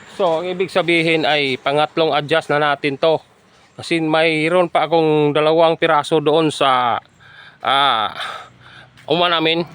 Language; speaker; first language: Filipino; non-native, local second language; Hiligaynon